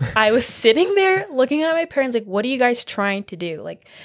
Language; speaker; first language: English; native; English